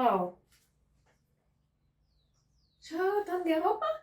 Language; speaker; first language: Spanish; non-native, learner; English